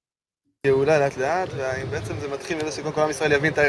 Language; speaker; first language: Hebrew; native; Hebrew